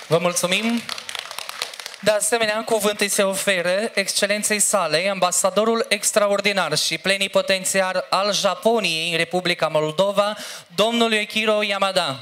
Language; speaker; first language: Romanian; native; Romanian